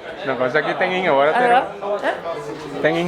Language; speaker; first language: Japanese; non-native, learner; Sundanese